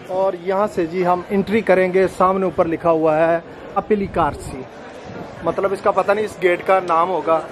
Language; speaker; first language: Urdu; non-native, local second language; Punjabi